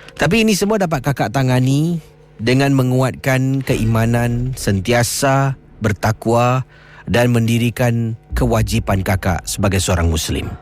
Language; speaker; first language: Malay; native; Malay